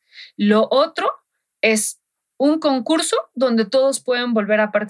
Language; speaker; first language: Spanish; native; Spanish